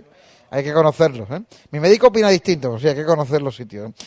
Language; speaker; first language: Spanish; native; Spanish